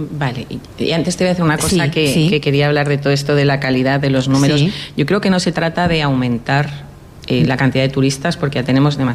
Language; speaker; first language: Spanish; native; Spanish